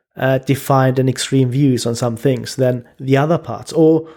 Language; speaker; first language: English; non-native, fluent; German